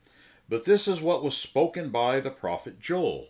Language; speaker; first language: English; native; English